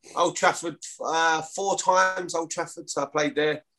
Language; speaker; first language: English; native; English